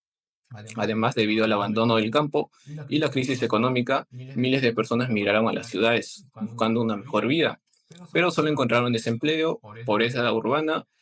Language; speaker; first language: Spanish; native; Spanish